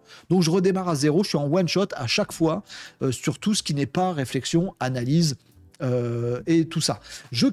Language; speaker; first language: French; native; French